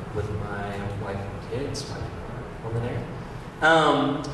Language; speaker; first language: English; native; English